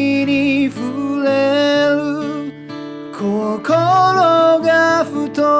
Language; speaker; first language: Indonesian; non-native, fluent; Japanese